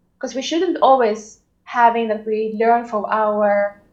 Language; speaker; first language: English; non-native, fluent; Swedish